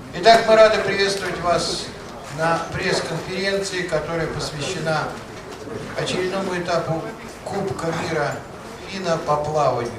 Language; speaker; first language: Russian; native; Russian